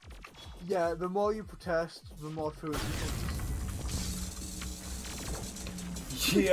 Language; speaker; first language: English; native; English